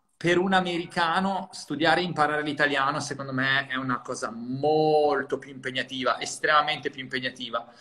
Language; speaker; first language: Italian; native; Italian